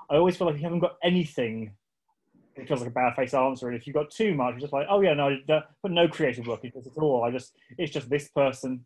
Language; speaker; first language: English; native; English